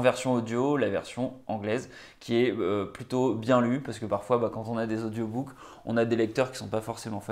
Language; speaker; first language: French; native; French